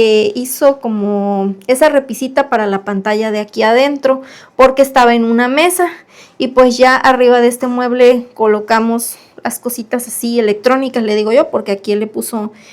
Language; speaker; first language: Spanish; native; Spanish